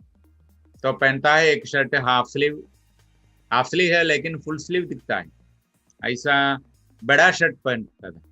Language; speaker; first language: Hindi; non-native, local second language; Malayalam